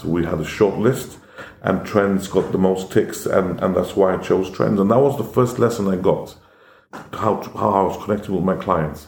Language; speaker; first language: English; non-native, fluent; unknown